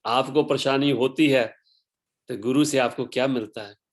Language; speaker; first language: Hindi; non-native, local second language; Punjabi